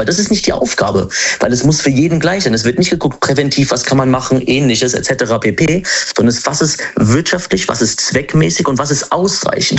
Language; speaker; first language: German; native; German